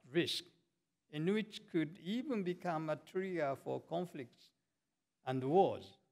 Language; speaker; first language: English; non-native, fluent; Japanese